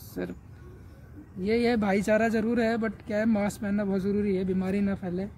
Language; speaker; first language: Hindi; native; Hindi